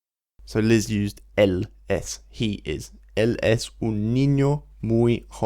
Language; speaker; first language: Spanish; non-native, fluent; English